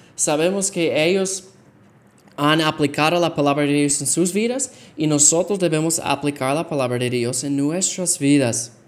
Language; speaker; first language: Spanish; non-native, fluent; English